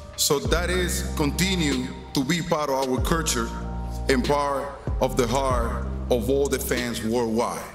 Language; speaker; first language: English; non-native, fluent; Spanish